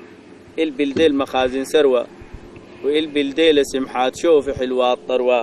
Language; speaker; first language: Arabic; native; Arabic